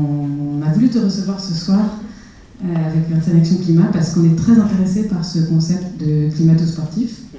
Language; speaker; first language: French; native; French